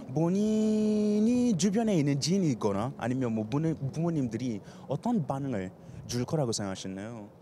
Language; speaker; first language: Korean; non-native, fluent; English